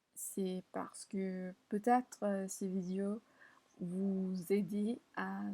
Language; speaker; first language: French; non-native, learner; English